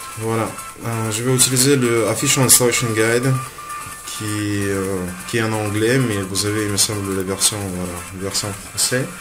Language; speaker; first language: French; non-native, fluent; Russian